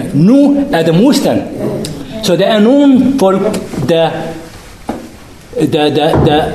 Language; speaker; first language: Danish; non-native, learner; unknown